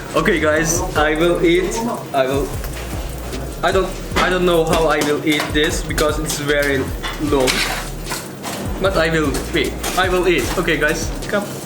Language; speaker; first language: English; non-native, learner; Turkish